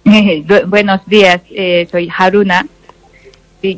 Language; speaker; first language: Spanish; non-native, learner; Japanese